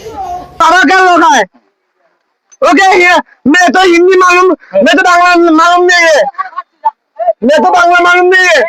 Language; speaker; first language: Hindi; non-native, learner; Bangla